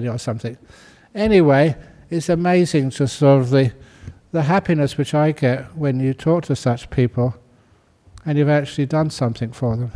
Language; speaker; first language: English; native; English